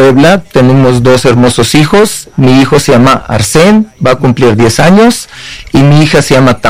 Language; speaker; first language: Spanish; non-native, fluent; Uzbek